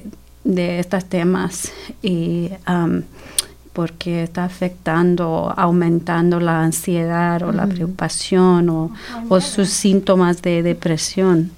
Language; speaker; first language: Spanish; early bilingual, heritage; Spanish